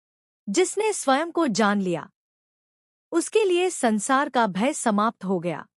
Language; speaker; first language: Hindi; native; Hindi